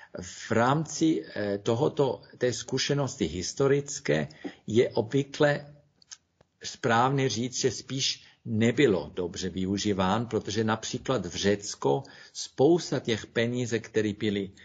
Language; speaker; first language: Czech; non-native, fluent; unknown